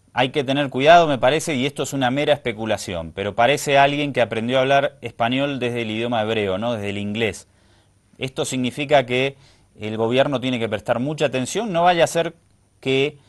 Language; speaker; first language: Spanish; native; Spanish